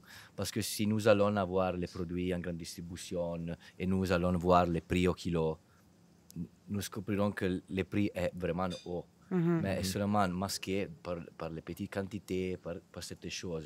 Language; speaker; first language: French; non-native, fluent; Italian